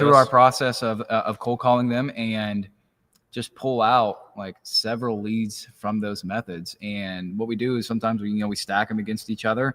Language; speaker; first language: English; native; English